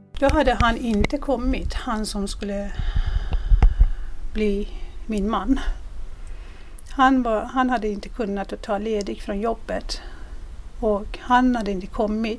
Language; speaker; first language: Swedish; non-native, fluent; Persian